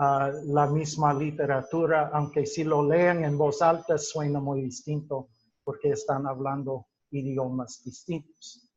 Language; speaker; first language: Spanish; non-native, fluent; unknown